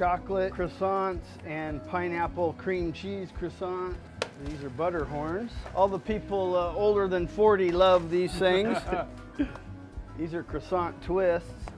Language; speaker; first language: English; native; English